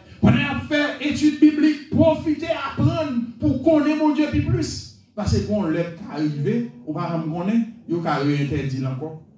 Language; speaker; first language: French; non-native, local second language; Haitian Creole